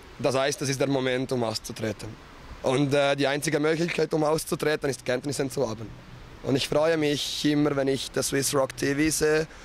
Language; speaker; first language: German; non-native, local second language; Italian